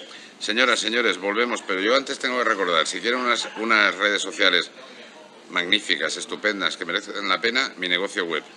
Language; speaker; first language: Spanish; native; Spanish